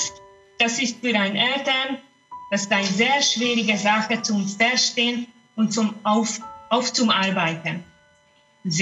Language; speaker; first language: German; non-native, learner; Hungarian